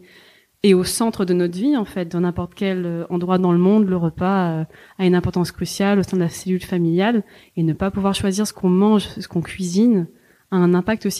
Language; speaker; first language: French; native; French